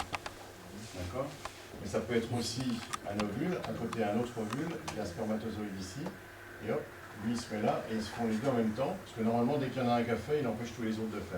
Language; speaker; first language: French; native; French